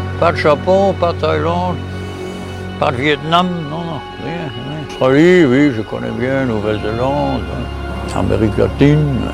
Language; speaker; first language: French; non-native, learner; German